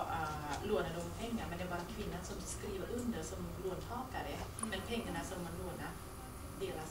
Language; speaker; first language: Swedish; non-native, fluent; Thai